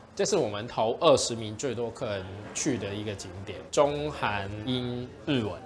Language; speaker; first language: Chinese; non-native, local second language; Cantonese